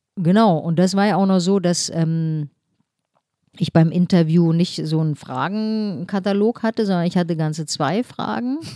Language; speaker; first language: German; early bilingual, other home language; Turkish